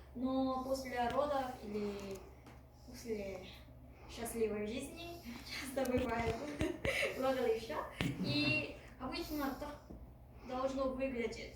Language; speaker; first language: Russian; non-native, fluent; Korean